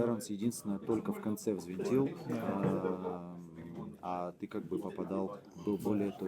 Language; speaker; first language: Russian; non-native, local second language; Uzbek